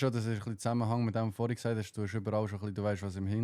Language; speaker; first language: German; native; German